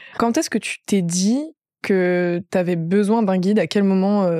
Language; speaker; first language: French; native; French